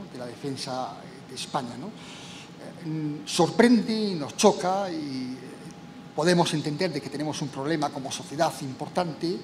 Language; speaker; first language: Spanish; native; Spanish